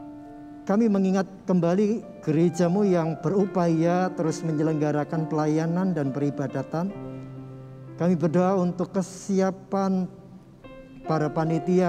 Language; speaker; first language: Indonesian; native; Indonesian